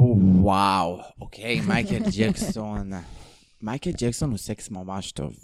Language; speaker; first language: Hebrew; native; Hebrew